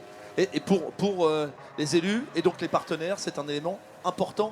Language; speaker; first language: French; native; French